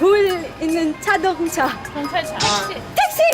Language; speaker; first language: Korean; non-native, learner; English